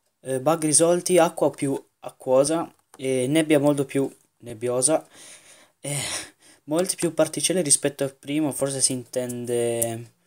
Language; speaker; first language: Italian; native; Italian